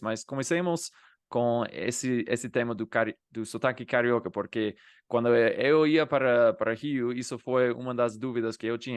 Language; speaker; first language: Portuguese; non-native, fluent; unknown